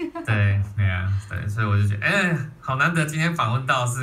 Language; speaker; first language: Chinese; native; Chinese